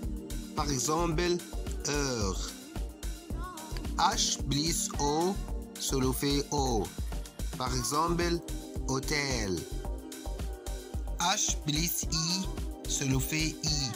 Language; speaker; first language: French; non-native, fluent; Arabic